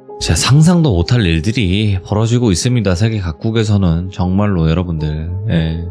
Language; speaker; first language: Korean; native; Korean